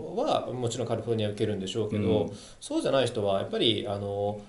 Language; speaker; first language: Japanese; non-native, fluent; Chinese